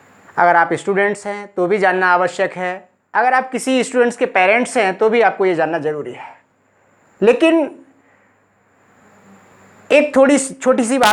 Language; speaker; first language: Hindi; native; Hindi